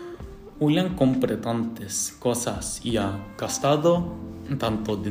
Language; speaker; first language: Spanish; non-native, learner; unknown